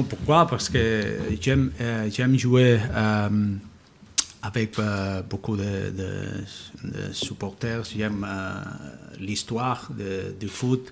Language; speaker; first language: French; non-native, learner; Spanish